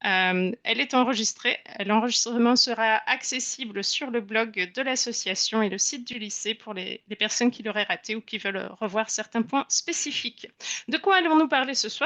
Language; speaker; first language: French; native; French